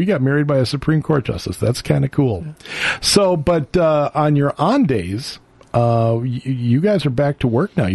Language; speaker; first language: English; native; English